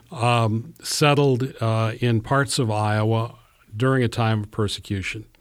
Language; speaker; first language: English; native; English